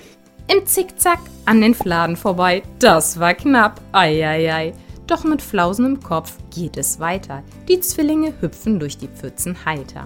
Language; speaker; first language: German; native; German